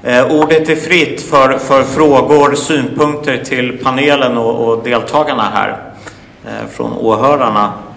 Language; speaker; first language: Swedish; native; Swedish